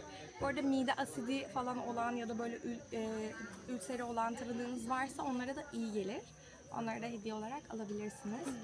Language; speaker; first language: Turkish; native; Turkish